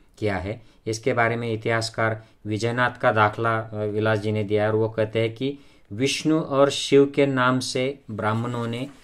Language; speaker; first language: Hindi; non-native, local second language; Marathi